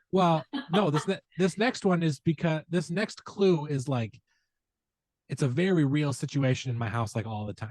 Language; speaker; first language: English; native; English